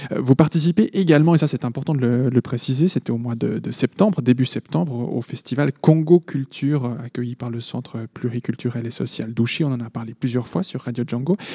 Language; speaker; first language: French; native; French